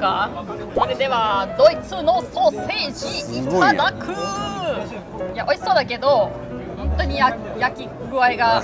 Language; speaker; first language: Japanese; non-native, fluent; German